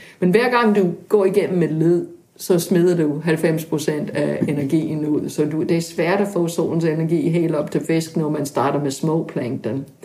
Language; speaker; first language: Danish; non-native, fluent; English